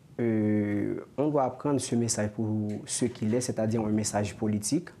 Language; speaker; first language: French; non-native, local second language; Haitian Creole